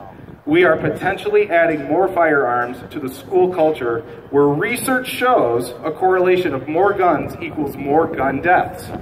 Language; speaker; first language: English; native; English